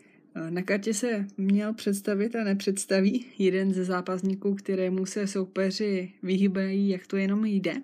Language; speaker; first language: Czech; native; Czech